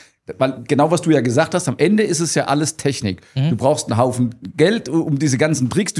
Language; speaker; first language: German; native; German